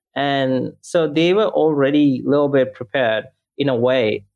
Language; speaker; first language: English; non-native, local second language; Sinhala